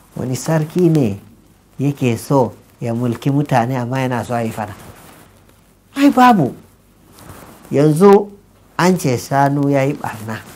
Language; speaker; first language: Hausa; non-native, local second language; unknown